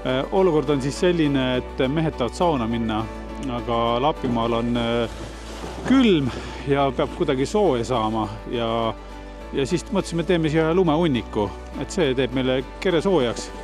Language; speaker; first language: Estonian; native; Estonian